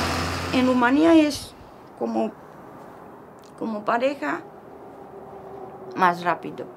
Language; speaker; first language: Spanish; non-native, learner; Romanian